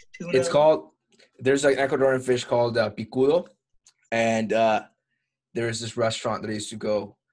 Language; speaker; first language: English; early bilingual, other home language; Spanish